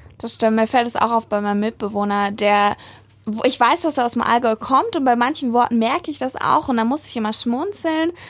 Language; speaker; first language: German; native; German